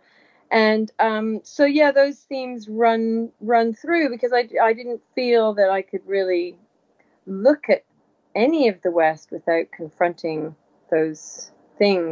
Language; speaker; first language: English; native; English